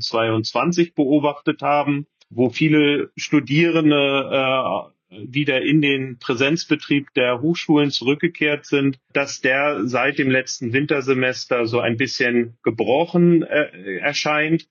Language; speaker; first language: German; native; German